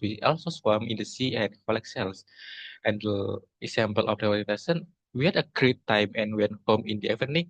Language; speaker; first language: English; non-native, learner; Indonesian